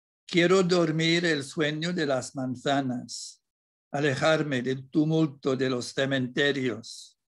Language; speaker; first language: Spanish; non-native, fluent; English